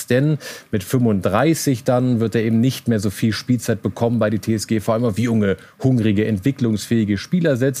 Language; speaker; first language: German; native; German